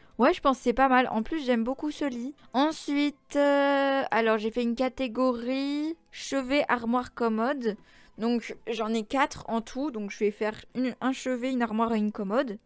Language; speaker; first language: French; native; French